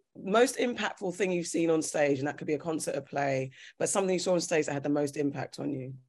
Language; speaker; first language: English; native; English